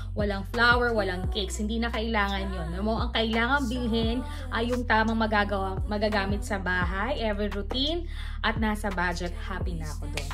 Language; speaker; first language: Filipino; native; Filipino